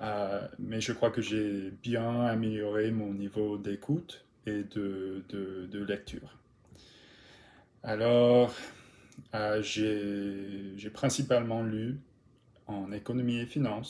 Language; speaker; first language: French; non-native, learner; English